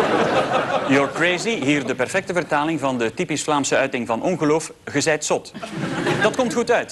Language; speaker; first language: Dutch; native; Dutch